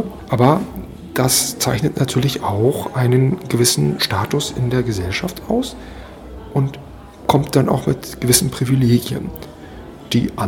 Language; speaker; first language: German; native; German